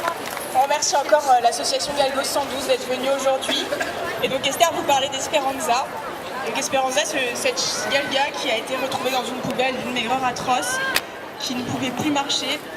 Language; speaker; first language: French; native; French